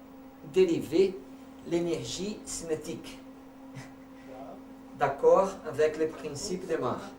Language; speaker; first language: French; non-native, learner; Portuguese